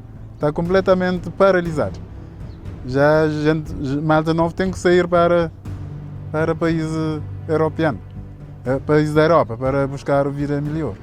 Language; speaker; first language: Portuguese; non-native, local second language; Kabuverdianu